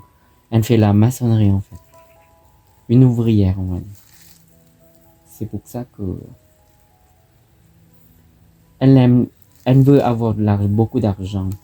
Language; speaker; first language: French; non-native, fluent; Thai